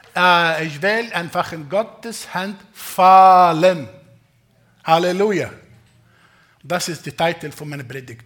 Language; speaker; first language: German; non-native, fluent; Arabic